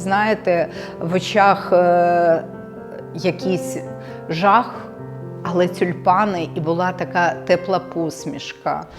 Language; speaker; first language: Ukrainian; native; Ukrainian